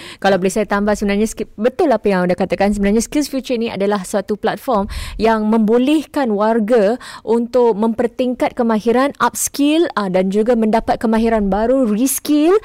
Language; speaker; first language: Malay; native; Malay